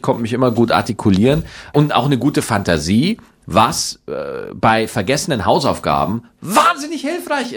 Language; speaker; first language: German; native; German